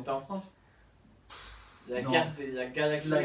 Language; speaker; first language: French; non-native, learner; Spanish